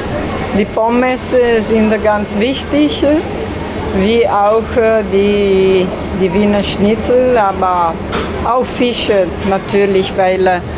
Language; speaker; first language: German; non-native, learner; Italian